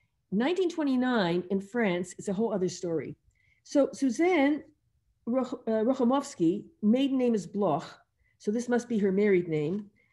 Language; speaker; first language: English; native; English